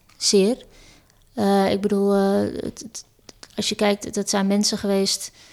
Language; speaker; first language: Dutch; early bilingual, other home language; Turkish